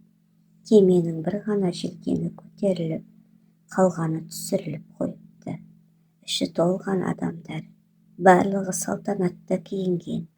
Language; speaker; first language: Kazakh; native; Kazakh